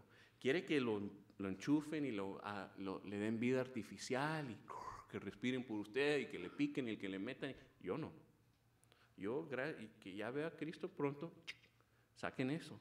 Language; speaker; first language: Spanish; early bilingual, heritage; Spanish